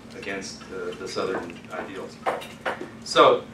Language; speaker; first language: English; native; English